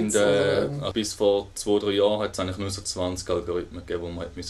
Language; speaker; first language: German; native; German